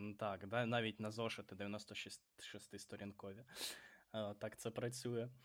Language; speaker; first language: Ukrainian; non-native, local second language; Russian